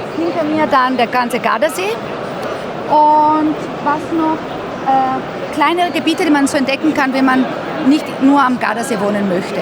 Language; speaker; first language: German; early bilingual, heritage; German